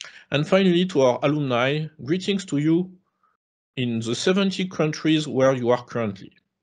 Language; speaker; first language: English; non-native, fluent; French